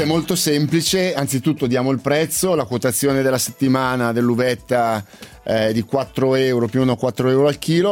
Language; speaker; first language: Italian; native; Italian